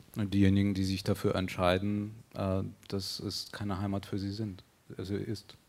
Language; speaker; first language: German; early bilingual, other home language; Russian